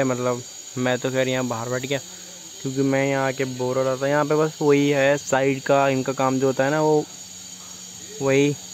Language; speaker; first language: Hindi; native; Hindi